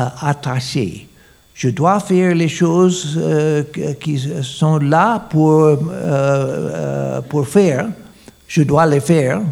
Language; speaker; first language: French; non-native, fluent; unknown